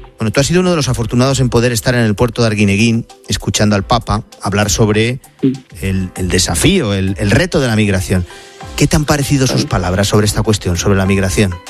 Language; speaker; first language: Spanish; native; Spanish